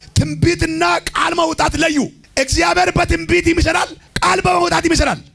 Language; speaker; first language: Amharic; non-native, local second language; Oromo